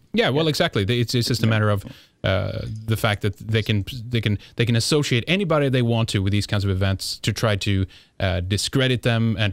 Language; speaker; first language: English; non-native, fluent; Swedish